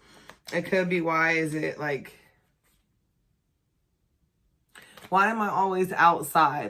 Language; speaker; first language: English; native; English